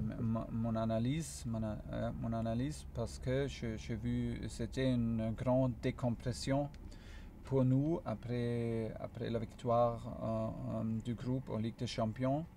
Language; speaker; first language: French; non-native, fluent; German